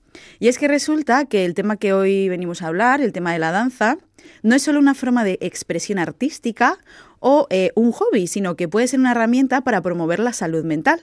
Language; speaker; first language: Spanish; native; Spanish